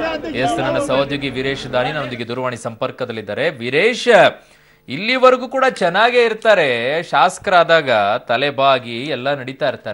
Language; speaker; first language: Kannada; native; Kannada